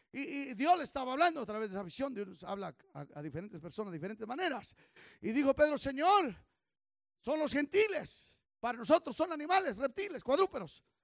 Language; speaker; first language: Spanish; early bilingual, heritage; Spanish